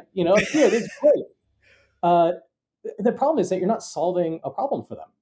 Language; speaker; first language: English; native; English